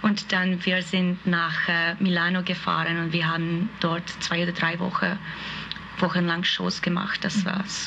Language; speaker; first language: German; non-native, fluent; Hungarian